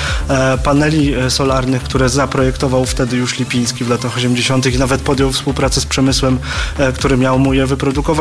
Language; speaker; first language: Polish; native; Polish